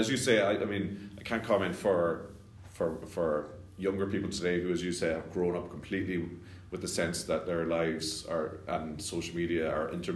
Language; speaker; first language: English; native; English